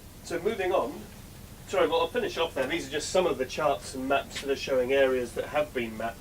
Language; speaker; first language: English; native; English